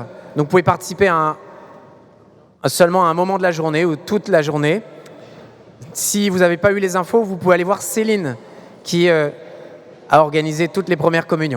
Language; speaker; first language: French; native; French